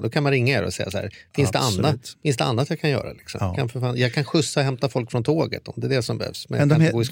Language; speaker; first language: Swedish; native; Swedish